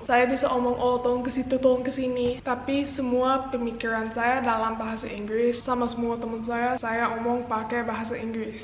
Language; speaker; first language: Indonesian; non-native, local second language; English